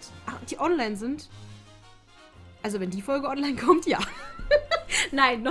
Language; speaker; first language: German; native; German